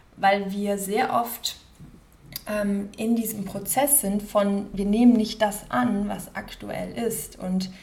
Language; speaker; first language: German; native; German